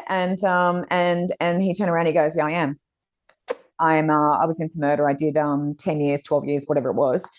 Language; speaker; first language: English; native; English